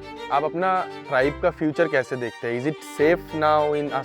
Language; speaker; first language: Hindi; native; Hindi